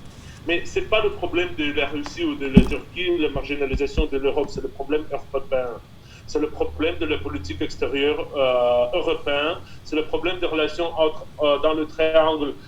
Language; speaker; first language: French; non-native, fluent; Russian